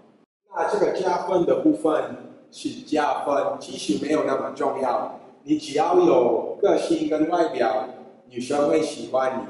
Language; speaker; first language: Chinese; non-native, fluent; English